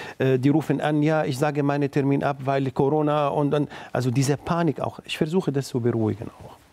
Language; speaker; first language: German; non-native, fluent; Arabic